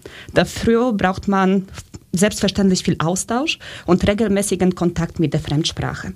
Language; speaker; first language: German; early bilingual, other home language; Polish